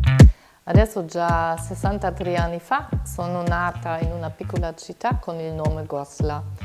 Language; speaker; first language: Italian; non-native, fluent; German